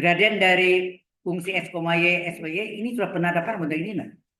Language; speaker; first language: Indonesian; native; Indonesian